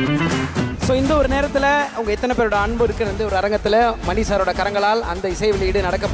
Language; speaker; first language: Tamil; native; Tamil